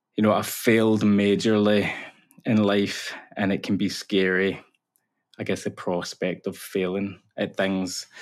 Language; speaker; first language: English; native; English